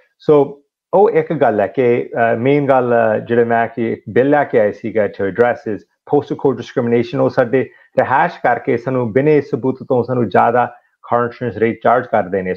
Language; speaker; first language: Punjabi; early bilingual, heritage; Punjabi